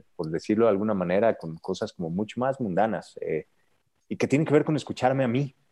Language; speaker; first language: Spanish; native; Spanish